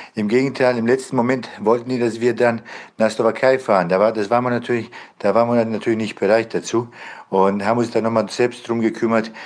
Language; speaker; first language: German; non-native, fluent; Bosnian